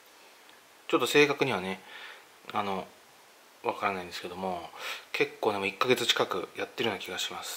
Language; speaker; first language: Japanese; native; Japanese